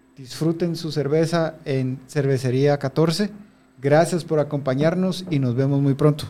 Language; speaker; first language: Spanish; native; Spanish